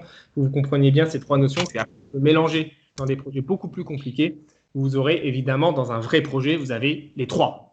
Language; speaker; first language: French; native; French